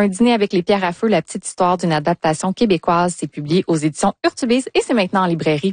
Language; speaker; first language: French; native; French